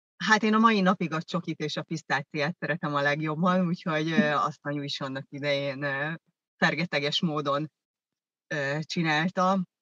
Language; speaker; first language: Hungarian; early bilingual, other home language; German